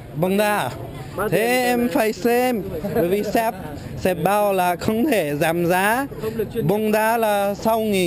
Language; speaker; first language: Vietnamese; non-native, fluent; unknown